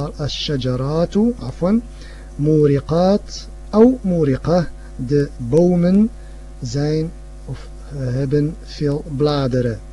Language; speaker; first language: Dutch; early bilingual, other home language; Arabic